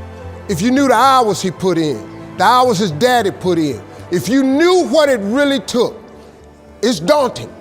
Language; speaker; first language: English; native; English